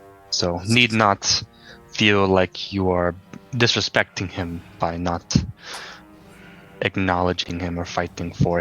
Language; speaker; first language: English; native; English